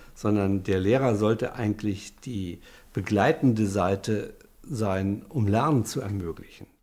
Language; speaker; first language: German; native; German